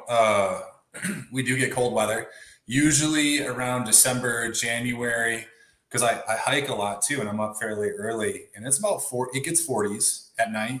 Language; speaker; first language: English; native; English